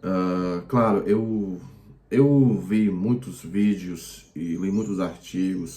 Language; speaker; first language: Portuguese; non-native, fluent; Croatian